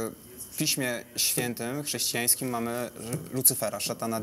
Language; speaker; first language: Polish; native; Polish